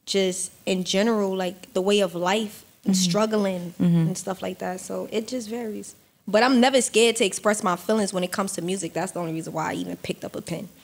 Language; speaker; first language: English; native; English